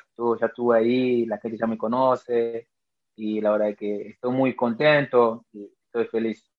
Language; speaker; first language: Spanish; non-native, fluent; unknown